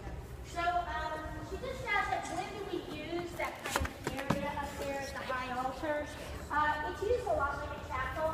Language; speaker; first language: English; native; English